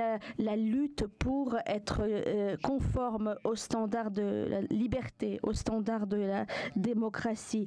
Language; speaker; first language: French; non-native, fluent; Ukrainian